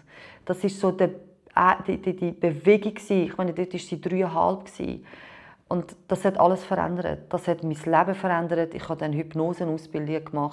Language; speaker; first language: German; non-native, fluent; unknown